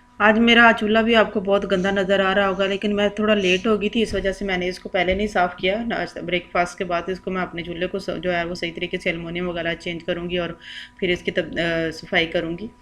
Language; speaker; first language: Urdu; non-native, local second language; Punjabi